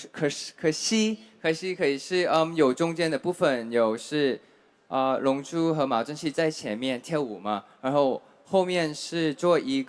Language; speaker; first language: Chinese; non-native, fluent; Thai